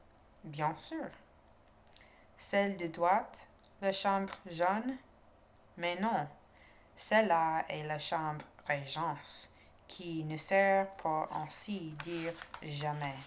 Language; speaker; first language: French; non-native, learner; English